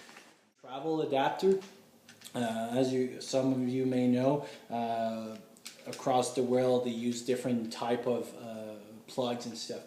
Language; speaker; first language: English; non-native, fluent; French